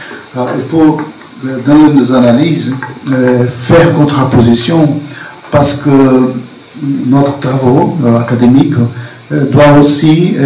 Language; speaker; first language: French; non-native, fluent; Portuguese